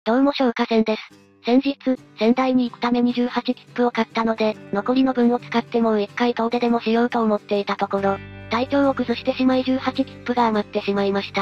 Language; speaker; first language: Japanese; native; Japanese